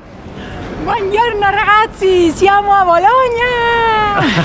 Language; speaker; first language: Italian; non-native, learner; Spanish